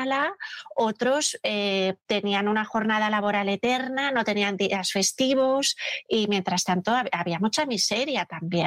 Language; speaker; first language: Spanish; native; Spanish